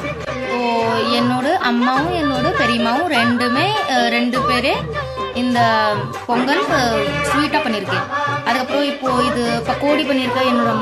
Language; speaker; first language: Tamil; early bilingual, heritage; Tamil